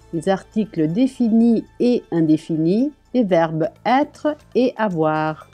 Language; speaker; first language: French; non-native, fluent; Italian